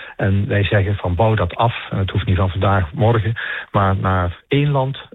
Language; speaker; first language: Dutch; native; Dutch